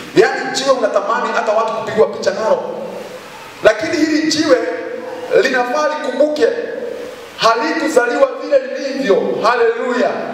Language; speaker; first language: Swahili; non-native, local second language; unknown